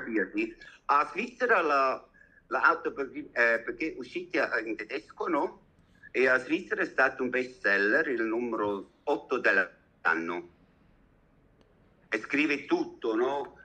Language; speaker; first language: Italian; non-native, learner; German